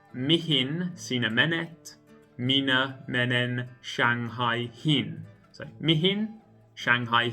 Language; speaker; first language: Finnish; non-native, learner; English